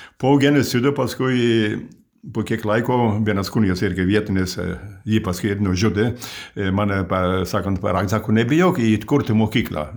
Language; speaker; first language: Lithuanian; early bilingual, heritage; Lithuanian